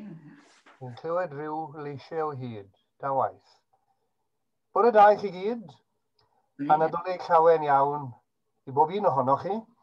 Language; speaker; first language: Welsh; native; Welsh